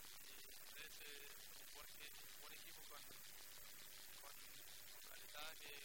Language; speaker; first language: Spanish; non-native, learner; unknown